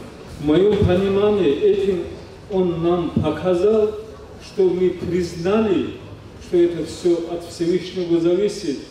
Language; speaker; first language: Russian; non-native, local second language; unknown